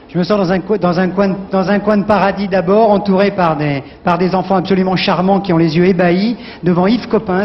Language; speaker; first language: French; native; French